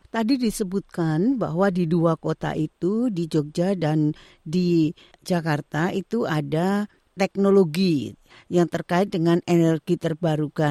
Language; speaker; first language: Indonesian; native; Indonesian